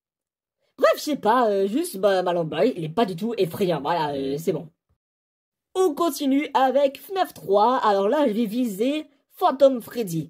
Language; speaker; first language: French; native; French